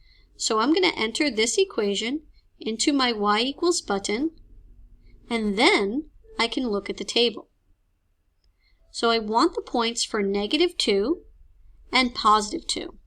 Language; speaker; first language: English; native; English